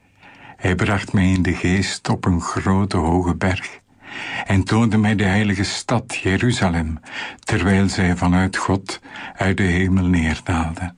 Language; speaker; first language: Dutch; native; Dutch